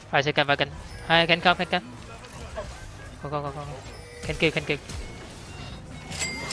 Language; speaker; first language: English; non-native, learner; Vietnamese